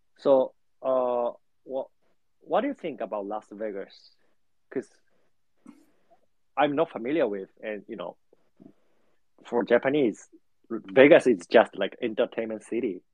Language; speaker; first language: English; non-native, learner; Japanese